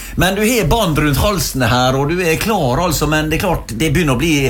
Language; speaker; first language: Norwegian; native; Norwegian